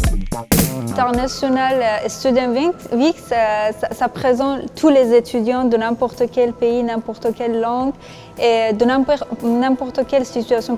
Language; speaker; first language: French; non-native, learner; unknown